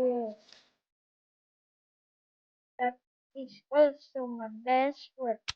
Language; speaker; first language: English; non-native, learner; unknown